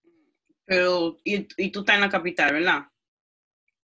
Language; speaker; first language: Spanish; early bilingual, heritage; Spanish